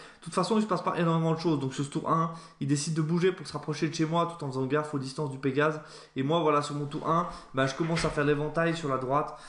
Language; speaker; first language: French; native; French